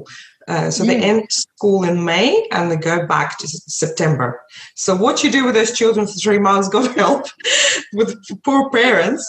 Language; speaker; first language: English; early bilingual, other home language; Russian